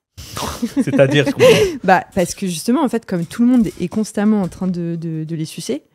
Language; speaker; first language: French; native; French